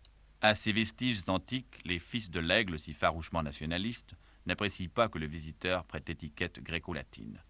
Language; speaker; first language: French; native; French